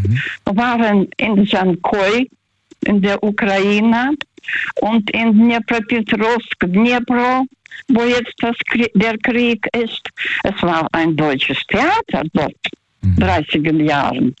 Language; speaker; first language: German; early bilingual, other home language; Russian